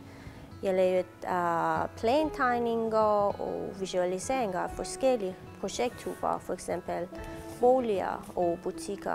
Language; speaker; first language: Danish; non-native, fluent; Persian